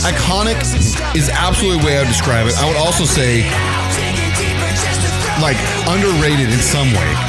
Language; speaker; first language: English; native; English